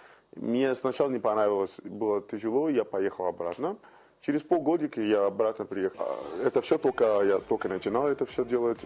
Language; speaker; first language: Russian; non-native, learner; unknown